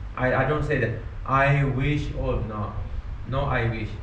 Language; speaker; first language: English; non-native, learner; Nepali